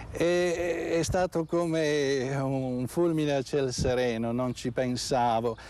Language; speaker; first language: Italian; native; Italian